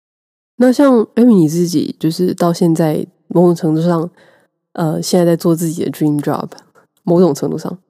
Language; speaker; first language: Chinese; native; Chinese